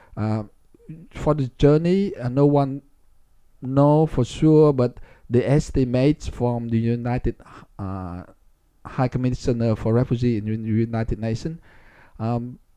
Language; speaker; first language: English; non-native, fluent; Vietnamese